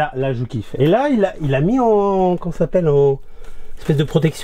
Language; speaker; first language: French; native; French